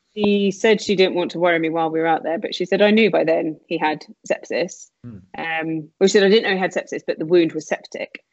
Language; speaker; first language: English; native; English